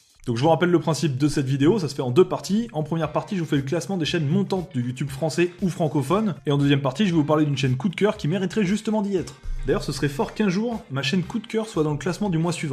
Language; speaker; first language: French; native; French